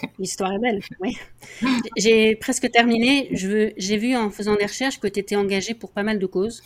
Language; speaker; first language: French; native; French